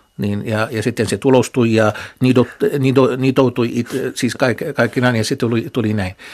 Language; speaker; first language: Finnish; non-native, fluent; Arabic